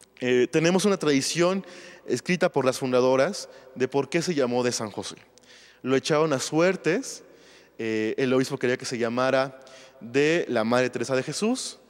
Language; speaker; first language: Spanish; native; Spanish